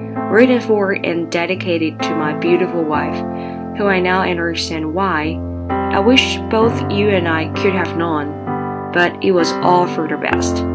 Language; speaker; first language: English; non-native, fluent; Chinese